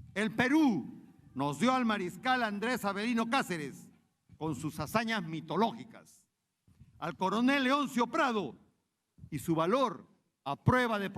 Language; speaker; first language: Spanish; native; Spanish